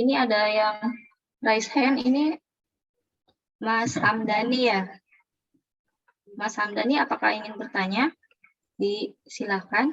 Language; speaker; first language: Indonesian; native; Indonesian